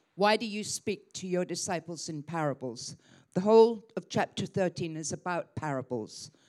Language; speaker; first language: English; native; English